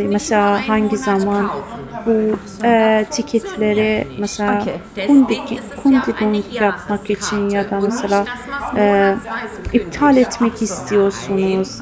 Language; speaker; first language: Turkish; non-native, fluent; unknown